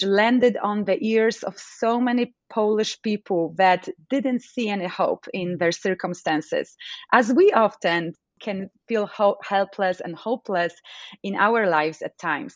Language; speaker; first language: English; non-native, fluent; Polish